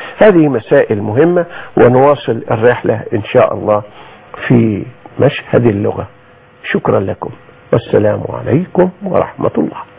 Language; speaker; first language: Arabic; native; Arabic